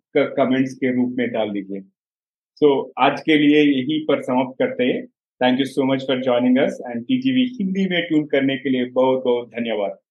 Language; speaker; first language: Hindi; non-native, local second language; Telugu